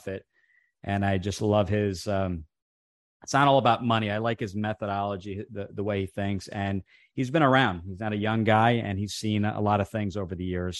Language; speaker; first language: English; early bilingual, other home language; Italian